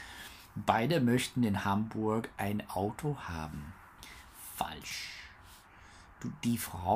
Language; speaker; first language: German; non-native, learner; English